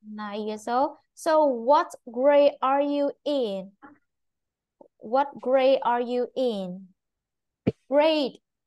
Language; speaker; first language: English; non-native, fluent; Vietnamese